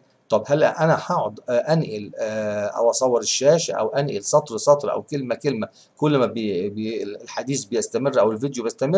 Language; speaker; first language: Arabic; native; Arabic